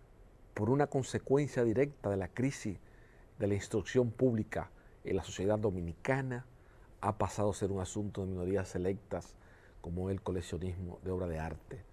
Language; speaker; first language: Spanish; native; Spanish